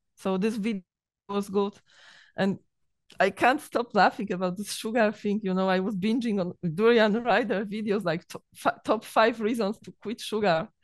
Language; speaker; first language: English; non-native, learner; Polish